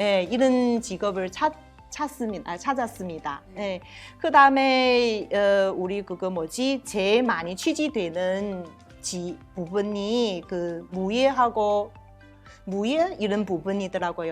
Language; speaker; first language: Korean; non-native, learner; Chinese